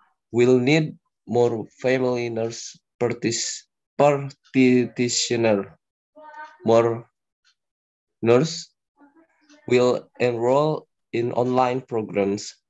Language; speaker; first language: English; non-native, learner; Indonesian